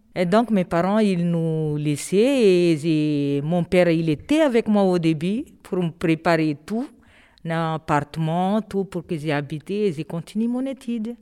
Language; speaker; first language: French; non-native, local second language; Malagasy